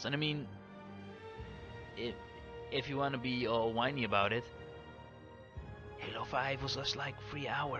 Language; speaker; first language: English; non-native, fluent; Dutch